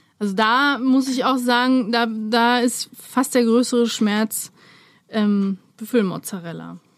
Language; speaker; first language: German; early bilingual, other home language; Romanian